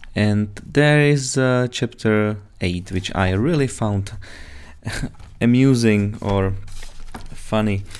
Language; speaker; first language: English; non-native, fluent; Czech